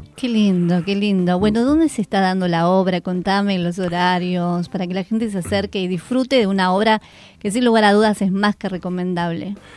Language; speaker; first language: Spanish; native; Spanish